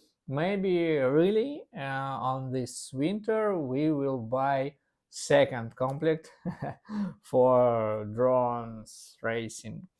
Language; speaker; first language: English; non-native, learner; Russian